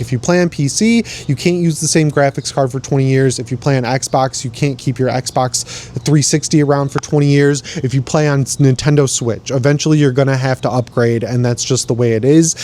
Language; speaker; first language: English; native; English